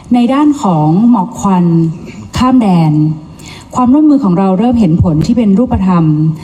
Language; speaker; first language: Thai; native; Thai